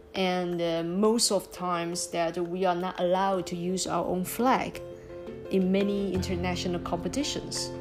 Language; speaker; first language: English; non-native, fluent; Chinese